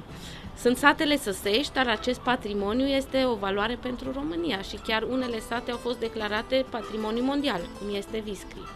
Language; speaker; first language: Romanian; non-native, local second language; German